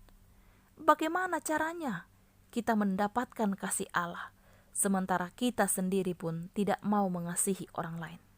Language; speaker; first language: Malay; native; Malay